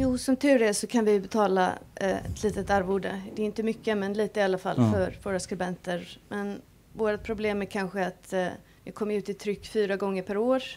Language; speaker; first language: Swedish; non-native, fluent; Icelandic